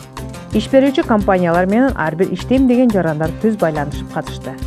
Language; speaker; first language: Kyrgyz; native; Kyrgyz